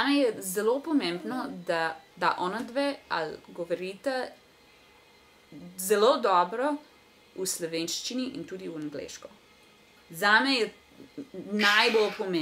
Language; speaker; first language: Slovenian; non-native, learner; English